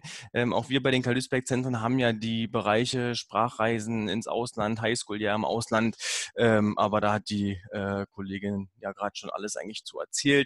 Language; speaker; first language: German; native; German